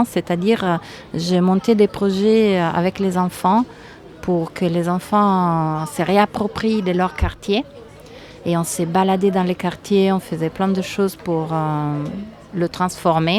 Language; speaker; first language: French; non-native, fluent; Italian